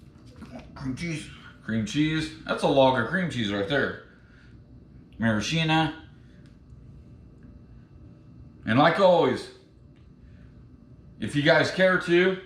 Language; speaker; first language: English; native; English